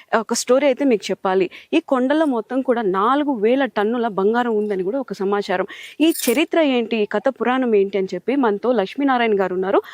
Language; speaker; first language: Telugu; native; Telugu